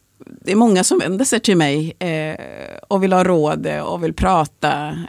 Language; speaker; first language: Swedish; early bilingual, other home language; Swahili